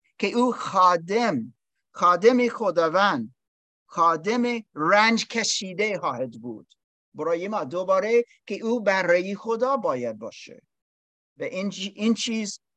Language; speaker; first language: Persian; non-native, learner; English